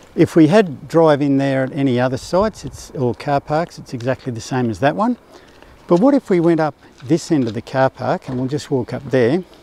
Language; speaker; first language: English; native; English